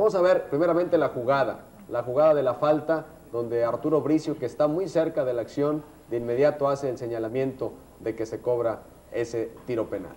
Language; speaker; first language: Spanish; native; Spanish